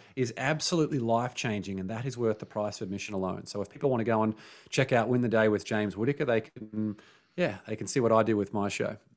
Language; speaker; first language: English; native; English